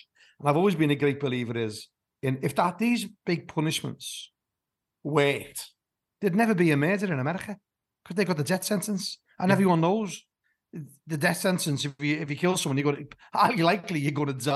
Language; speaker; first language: English; native; English